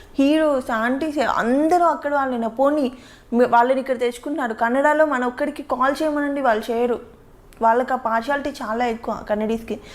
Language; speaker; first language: Telugu; native; Telugu